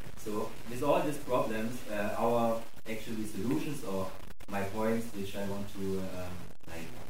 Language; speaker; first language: English; non-native, fluent; German